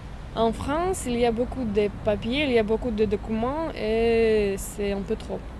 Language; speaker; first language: French; non-native, learner; Russian